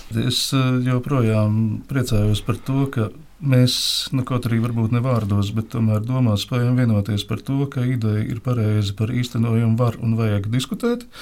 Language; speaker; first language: Latvian; non-native, local second language; Russian